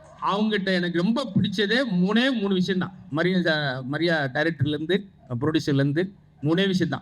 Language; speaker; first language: Tamil; native; Tamil